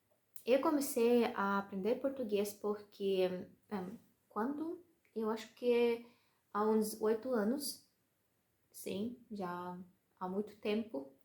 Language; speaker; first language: Portuguese; non-native, learner; Russian